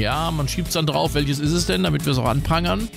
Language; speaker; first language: German; native; German